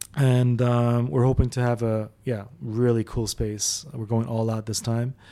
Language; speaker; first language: English; early bilingual, other home language; Arabic